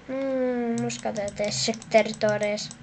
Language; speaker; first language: Latvian; non-native, local second language; Russian